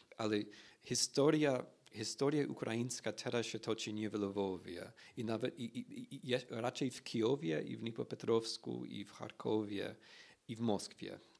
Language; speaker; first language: Polish; non-native, fluent; English